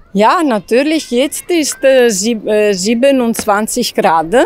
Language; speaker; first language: German; non-native, learner; Italian